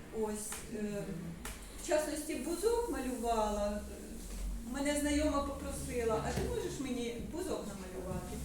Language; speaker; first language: Ukrainian; native; Ukrainian